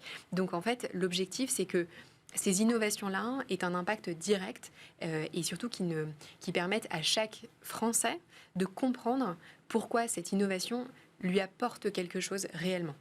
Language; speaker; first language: French; native; French